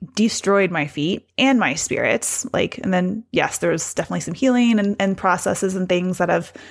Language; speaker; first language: English; native; English